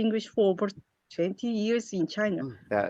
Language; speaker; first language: English; non-native, learner; Japanese